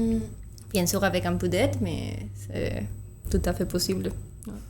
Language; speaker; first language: French; non-native, fluent; Spanish